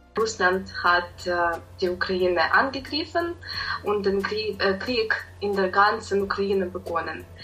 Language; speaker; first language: German; non-native, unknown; Ukrainian